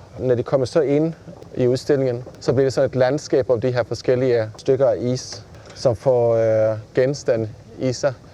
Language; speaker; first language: Danish; native; Danish